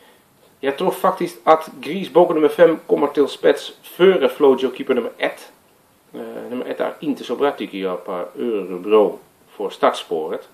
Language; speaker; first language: Swedish; non-native, learner; Dutch